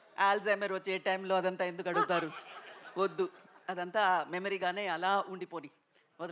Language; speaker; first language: Telugu; non-native, local second language; Tamil